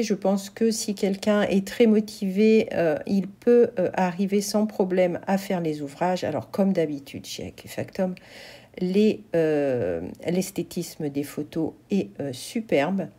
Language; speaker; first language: French; native; French